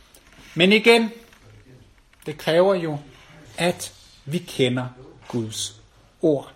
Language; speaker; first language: Danish; native; Danish